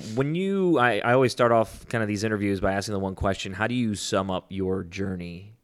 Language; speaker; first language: English; early bilingual, other home language; Spanish